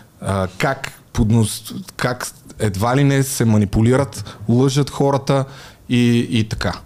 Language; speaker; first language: Bulgarian; native; Bulgarian